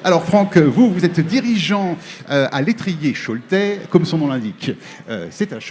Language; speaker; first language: French; native; French